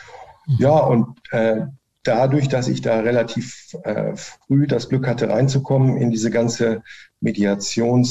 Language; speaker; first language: German; native; German